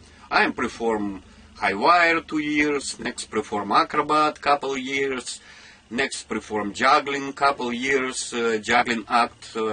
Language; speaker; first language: English; non-native, learner; Russian